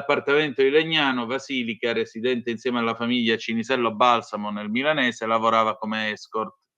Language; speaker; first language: Italian; native; Italian